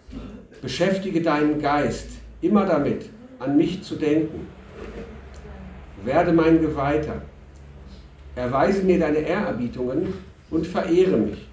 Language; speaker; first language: German; native; German